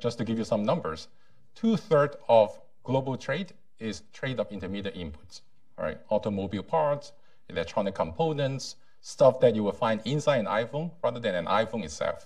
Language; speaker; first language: English; non-native, local second language; Cantonese